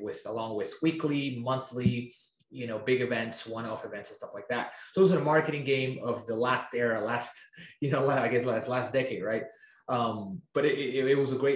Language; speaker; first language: English; non-native, fluent; Spanish